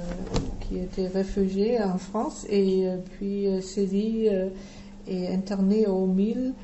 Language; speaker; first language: French; non-native, fluent; German